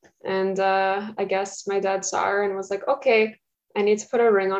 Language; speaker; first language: English; early bilingual, other home language; Russian